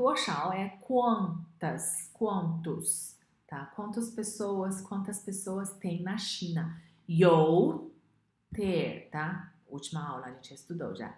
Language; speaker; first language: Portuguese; non-native, fluent; Chinese